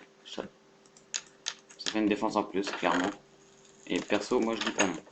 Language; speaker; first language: French; native; French